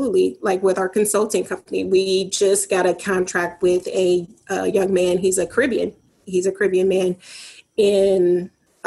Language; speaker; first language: English; native; English